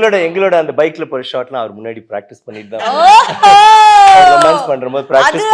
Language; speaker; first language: Tamil; native; Tamil